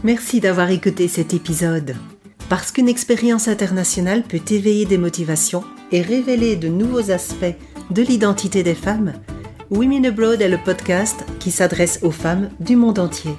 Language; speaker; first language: French; native; French